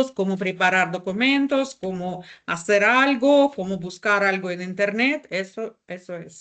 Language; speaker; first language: Spanish; non-native, learner; Russian